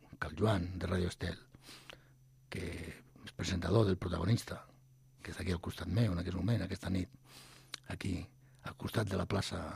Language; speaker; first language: Catalan; non-native, local second language; Spanish